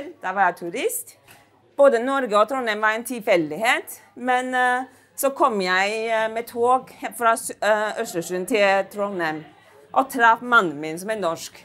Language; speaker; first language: Norwegian; non-native, fluent; Chinese